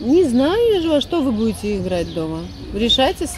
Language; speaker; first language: Russian; native; Russian